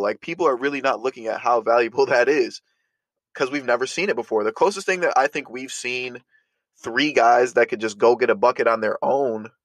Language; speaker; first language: English; native; English